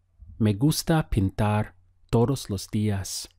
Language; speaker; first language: Spanish; non-native, fluent; English